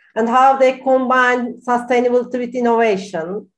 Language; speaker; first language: English; non-native, fluent; Turkish